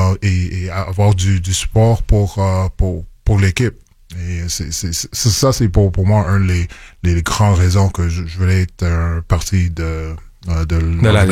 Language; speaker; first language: French; non-native, local second language; English